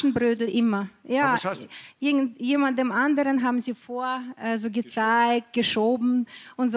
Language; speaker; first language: German; non-native, fluent; Russian